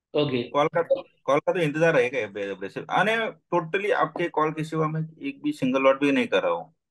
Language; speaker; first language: Hindi; non-native, local second language; Gujarati